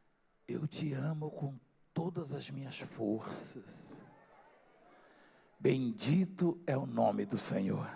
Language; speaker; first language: Portuguese; native; Portuguese